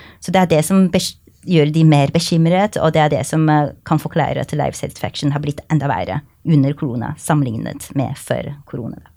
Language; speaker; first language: Norwegian; non-native, fluent; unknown